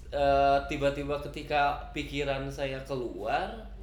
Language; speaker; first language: Indonesian; native; Indonesian